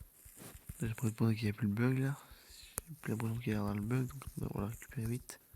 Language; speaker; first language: French; native; French